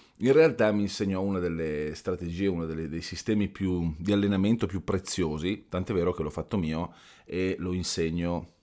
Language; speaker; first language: Italian; native; Italian